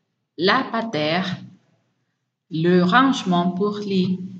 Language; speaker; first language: French; non-native, fluent; Spanish